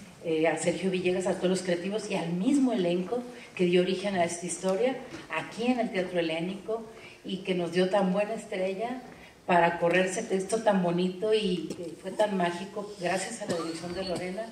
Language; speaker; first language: Spanish; native; Spanish